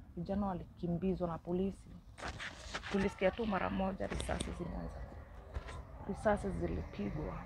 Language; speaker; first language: Swahili; native; Swahili